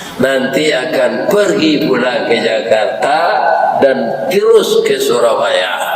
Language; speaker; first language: Malay; non-native, local second language; Minangkabau